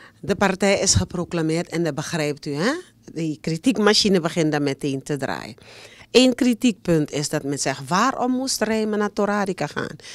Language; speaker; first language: Dutch; native; Dutch